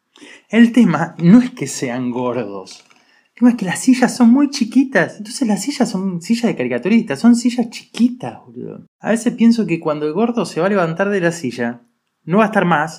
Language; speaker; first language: Spanish; native; Spanish